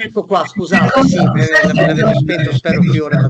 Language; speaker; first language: Italian; native; Italian